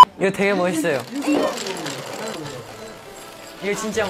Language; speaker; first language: Korean; non-native, learner; Chinese